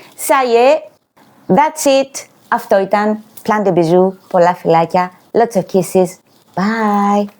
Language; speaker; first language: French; non-native, fluent; Greek